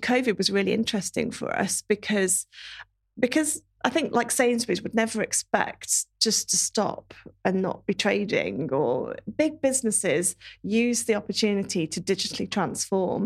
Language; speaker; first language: English; native; English